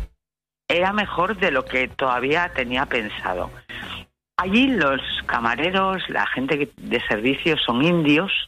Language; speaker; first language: Spanish; native; Spanish